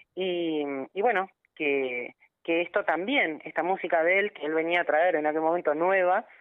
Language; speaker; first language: Spanish; native; Spanish